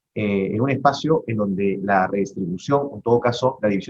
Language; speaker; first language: Spanish; native; Spanish